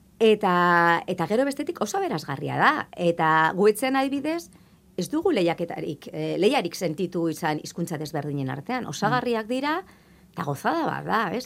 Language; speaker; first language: Basque; native; Basque